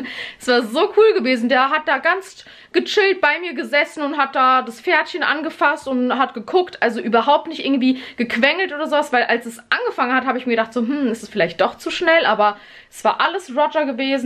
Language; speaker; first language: German; native; German